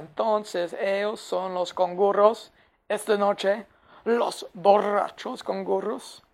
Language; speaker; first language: Spanish; non-native, learner; English